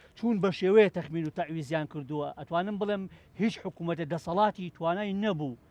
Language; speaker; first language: Central Kurdish; native; Central Kurdish